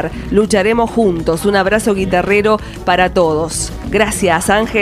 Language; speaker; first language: Spanish; native; Spanish